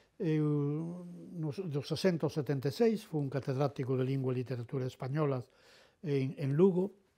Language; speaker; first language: Galician; non-native, local second language; Spanish